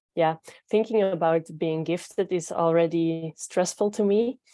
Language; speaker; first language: English; non-native, fluent; Dutch